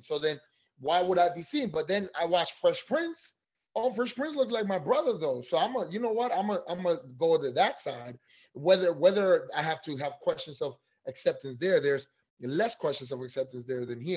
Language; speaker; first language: English; early bilingual, other home language; Spanish